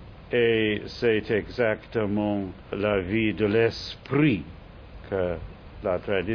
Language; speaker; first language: French; non-native, fluent; English